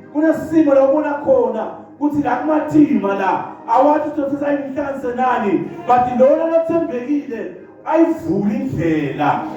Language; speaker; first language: Zulu; non-native, local second language; Swati